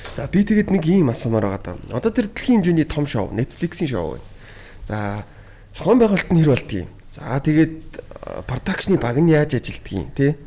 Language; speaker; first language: Mongolian; native; Mongolian